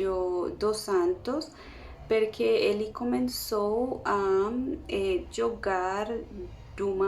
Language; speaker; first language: Portuguese; non-native, learner; Spanish